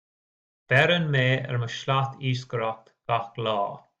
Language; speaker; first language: Irish; non-native, learner; English